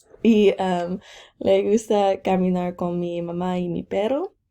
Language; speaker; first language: Spanish; non-native, learner; English